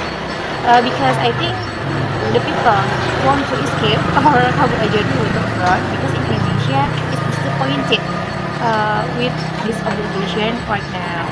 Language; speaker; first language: English; non-native, learner; Indonesian